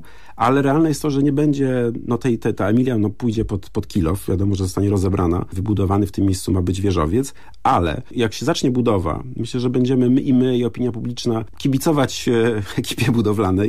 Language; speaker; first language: Polish; native; Polish